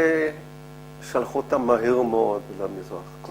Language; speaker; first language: Hebrew; non-native, fluent; Dutch